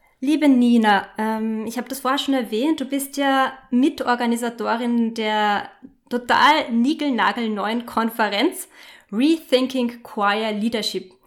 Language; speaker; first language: German; native; German